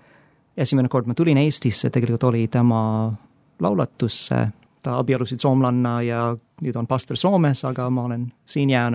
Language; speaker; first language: Estonian; non-native, fluent; English